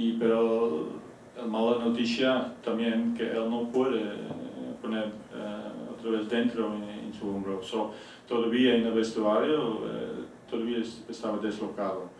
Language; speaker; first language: Spanish; non-native, fluent; Dutch